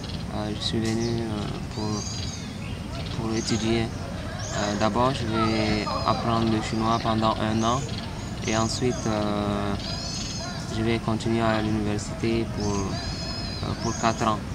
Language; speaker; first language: French; non-native, local second language; Fula